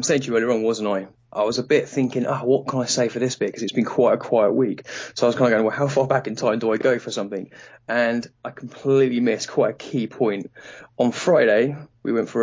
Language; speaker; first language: English; native; English